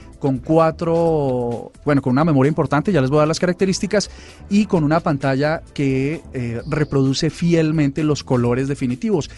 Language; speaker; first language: Spanish; native; Spanish